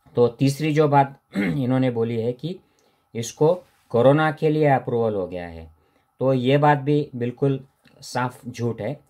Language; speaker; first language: Hindi; non-native, local second language; Marathi